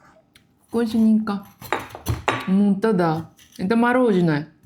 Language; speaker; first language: Russian; non-native, learner; Japanese